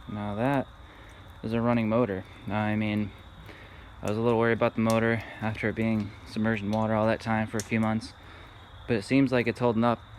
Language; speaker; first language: English; native; English